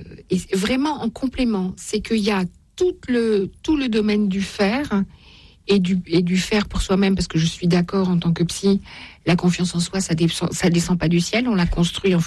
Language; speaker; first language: French; native; French